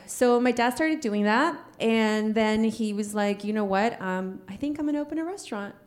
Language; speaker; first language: English; early bilingual, other home language; Spanish